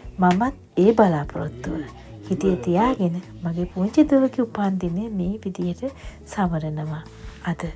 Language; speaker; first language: Sinhala; native; Sinhala